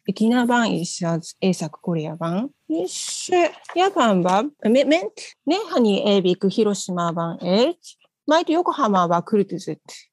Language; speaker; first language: Hungarian; non-native, learner; Japanese